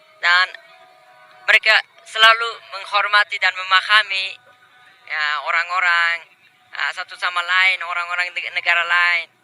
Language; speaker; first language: Indonesian; non-native, learner; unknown